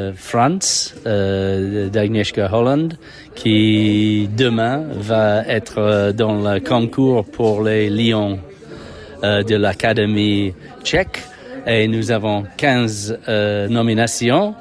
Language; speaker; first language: French; non-native, fluent; English